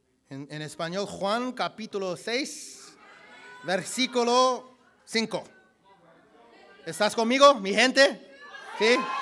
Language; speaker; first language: Spanish; non-native, learner; English